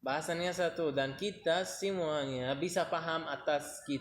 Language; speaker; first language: Indonesian; non-native, learner; Arabic